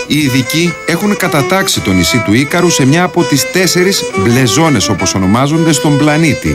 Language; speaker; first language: Greek; native; Greek